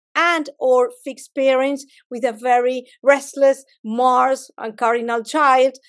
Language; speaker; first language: English; non-native, fluent; Spanish